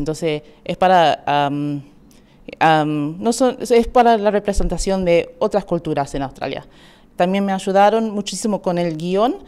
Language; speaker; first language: Spanish; early bilingual, heritage; Spanish